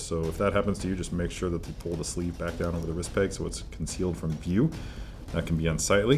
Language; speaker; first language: English; native; English